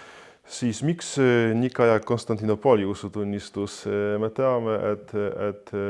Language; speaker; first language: Estonian; non-native, fluent; Polish